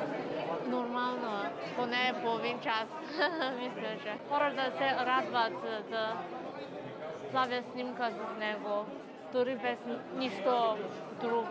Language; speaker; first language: Bulgarian; non-native, learner; Chinese